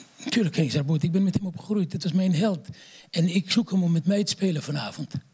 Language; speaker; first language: Dutch; non-native, fluent; Arabic